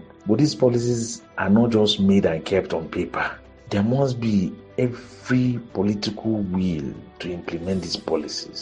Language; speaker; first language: English; non-native, local second language; Igbo